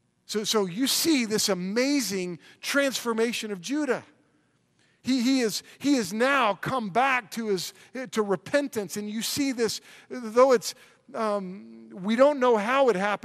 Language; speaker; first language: English; native; English